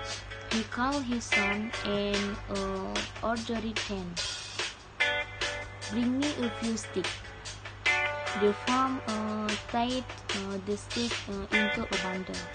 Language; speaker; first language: English; non-native, learner; Indonesian